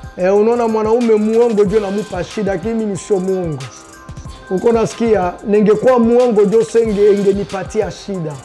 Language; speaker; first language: Swahili; non-native, local second language; French